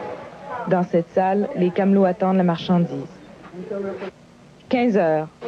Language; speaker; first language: French; native; French